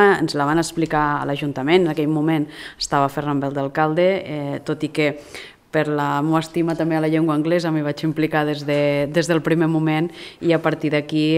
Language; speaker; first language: Catalan; native; Catalan